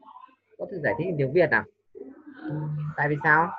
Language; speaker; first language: Vietnamese; native; Vietnamese